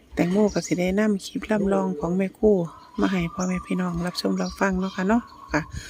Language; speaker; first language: Thai; native; Thai